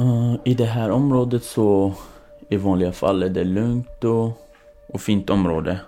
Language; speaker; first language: Swedish; non-native, fluent; Kurdish